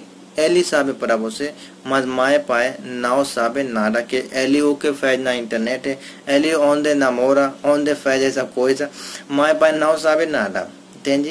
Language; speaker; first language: Portuguese; non-native, learner; Hindi